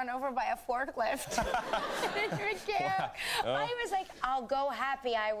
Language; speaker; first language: English; native; English